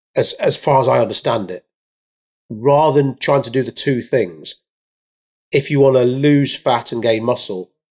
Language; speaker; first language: English; early bilingual, other home language; Hindi